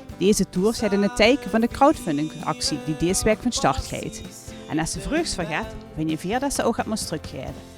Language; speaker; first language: Dutch; native; Dutch